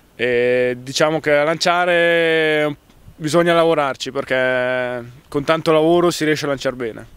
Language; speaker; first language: Italian; native; Italian